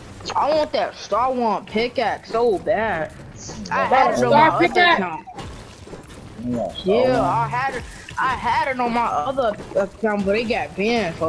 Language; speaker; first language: English; native; English